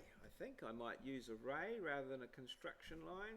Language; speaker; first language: English; native; English